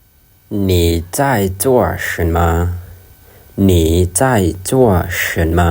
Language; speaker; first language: Chinese; non-native, fluent; Lao